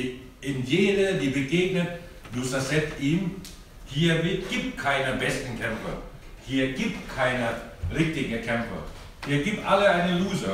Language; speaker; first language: German; non-native, learner; Thai